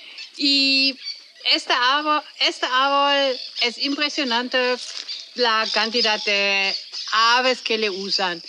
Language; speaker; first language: Spanish; non-native, fluent; German